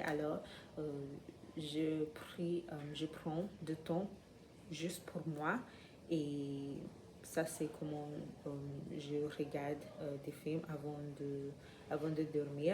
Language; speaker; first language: French; non-native, learner; English